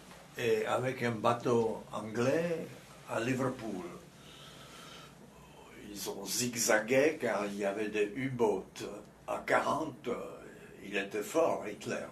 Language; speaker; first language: French; non-native, fluent; Czech